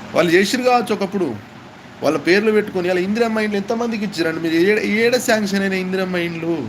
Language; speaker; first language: Telugu; non-native, local second language; Lambadi